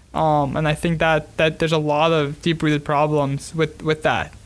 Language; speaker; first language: English; native; English